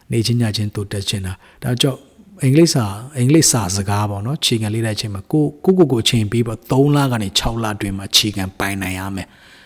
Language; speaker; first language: Burmese; native; Burmese